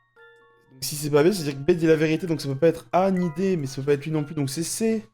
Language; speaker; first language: French; native; French